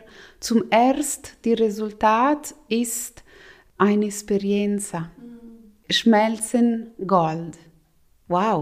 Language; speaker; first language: German; non-native, local second language; Italian